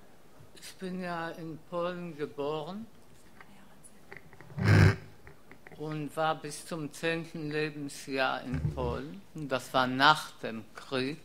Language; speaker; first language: German; non-native, fluent; Polish